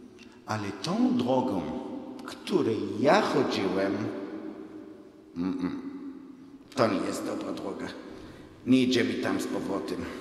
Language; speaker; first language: Polish; non-native, fluent; Hebrew